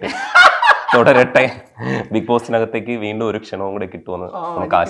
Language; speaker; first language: Malayalam; native; Malayalam